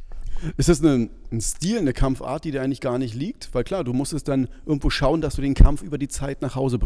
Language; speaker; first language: German; native; German